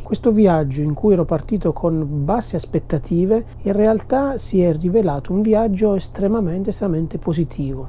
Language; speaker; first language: Italian; native; Italian